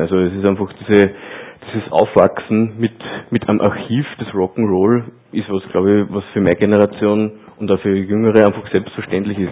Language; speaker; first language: German; native; German